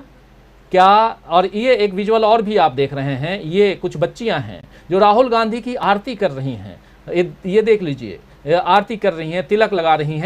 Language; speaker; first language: Hindi; native; Hindi